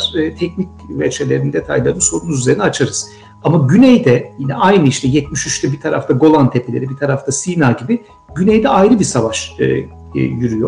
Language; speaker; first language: Turkish; native; Turkish